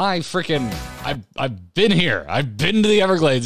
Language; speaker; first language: English; native; English